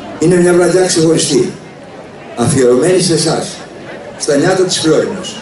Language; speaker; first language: Greek; native; Greek